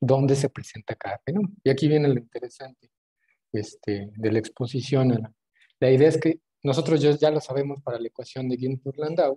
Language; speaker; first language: Spanish; native; Spanish